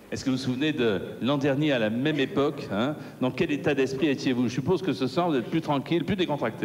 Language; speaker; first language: French; native; French